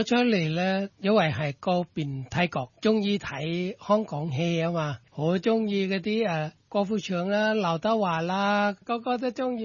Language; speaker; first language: Cantonese; non-native, fluent; Thai